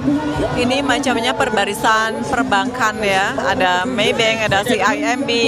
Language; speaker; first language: Indonesian; native; Indonesian